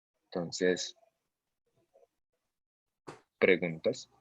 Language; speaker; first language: Spanish; native; Spanish